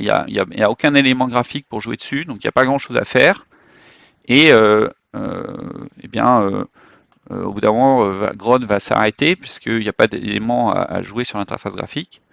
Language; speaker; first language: French; native; French